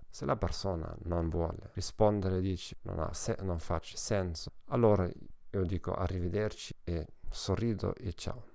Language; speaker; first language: Italian; non-native, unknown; German